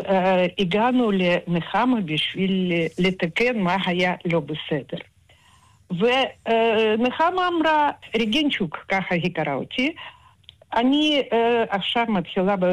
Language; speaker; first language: Hebrew; non-native, fluent; Russian